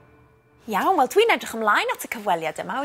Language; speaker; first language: Welsh; native; Welsh